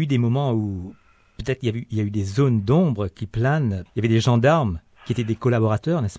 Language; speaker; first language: French; native; French